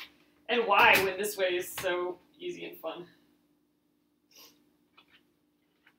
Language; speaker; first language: English; native; English